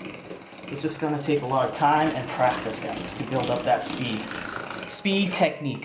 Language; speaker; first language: English; native; English